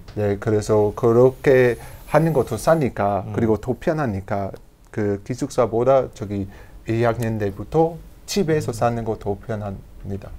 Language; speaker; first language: Korean; non-native, learner; English